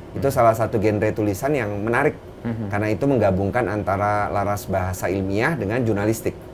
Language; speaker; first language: Indonesian; native; Indonesian